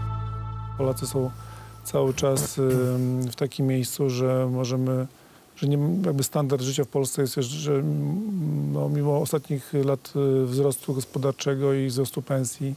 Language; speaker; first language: Polish; native; Polish